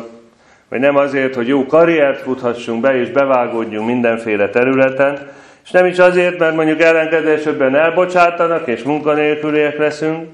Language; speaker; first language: Hungarian; native; Hungarian